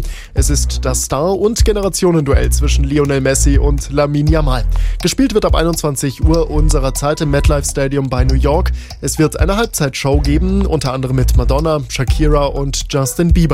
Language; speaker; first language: German; native; German